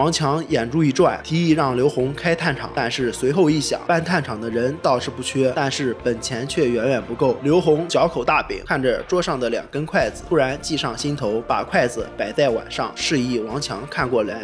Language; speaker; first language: Chinese; native; Chinese